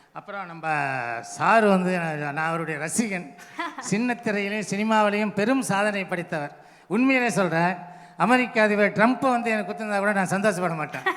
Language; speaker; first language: Tamil; native; Tamil